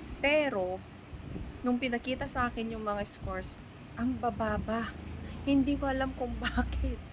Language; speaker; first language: Filipino; non-native, local second language; Iloko